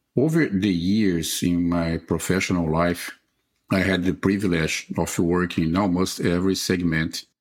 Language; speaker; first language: English; non-native, fluent; Portuguese